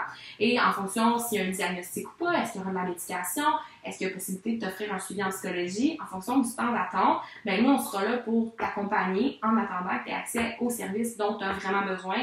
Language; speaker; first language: French; native; French